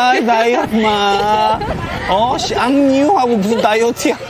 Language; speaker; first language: Korean; native; Korean